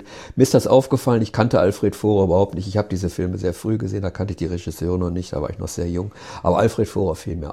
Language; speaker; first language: German; native; German